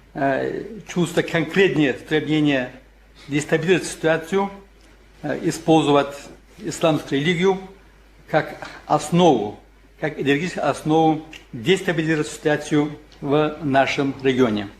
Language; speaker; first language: Russian; non-native, local second language; Tajik